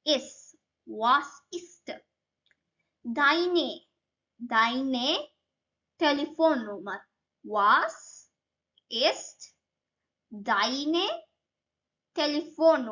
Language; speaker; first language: German; non-native, learner; Malayalam